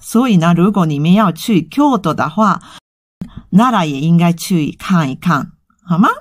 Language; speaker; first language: Chinese; non-native, fluent; Japanese